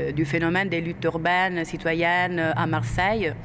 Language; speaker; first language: French; non-native, fluent; Italian